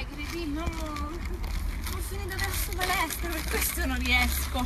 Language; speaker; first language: Italian; native; Italian